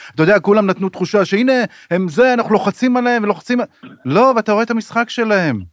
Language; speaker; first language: Hebrew; native; Hebrew